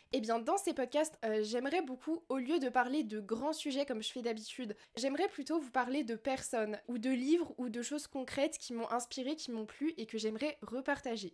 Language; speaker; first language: French; native; French